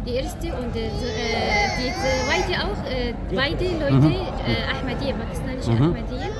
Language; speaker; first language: German; non-native, learner; Arabic